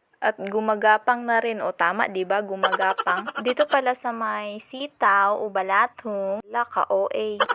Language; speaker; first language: Filipino; non-native, local second language; Cebuano